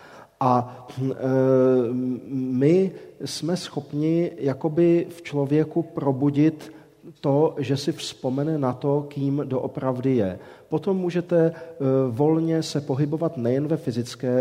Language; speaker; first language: Czech; native; Czech